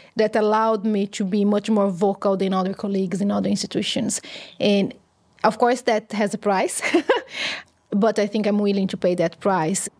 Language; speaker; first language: English; non-native, fluent; Portuguese